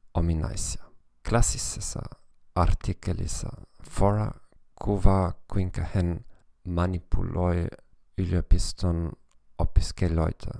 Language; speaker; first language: Finnish; non-native, fluent; German